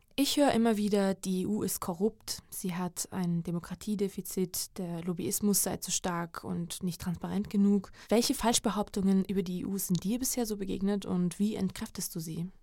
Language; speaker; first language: German; non-native, fluent; Georgian